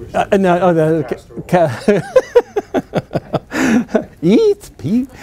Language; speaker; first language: English; native; English